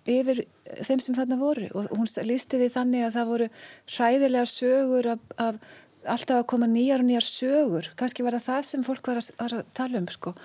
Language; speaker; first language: Icelandic; native; Icelandic